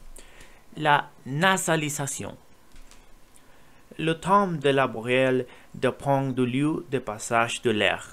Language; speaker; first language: French; non-native, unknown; Spanish